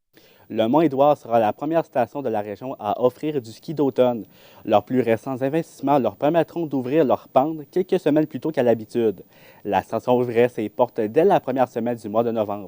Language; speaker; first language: French; native; French